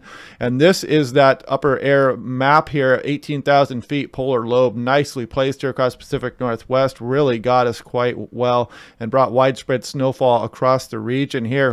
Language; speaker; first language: English; native; English